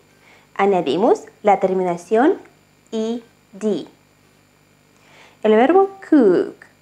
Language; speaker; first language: Spanish; non-native, fluent; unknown